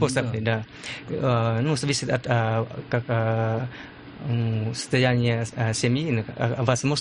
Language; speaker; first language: Russian; non-native, learner; Lao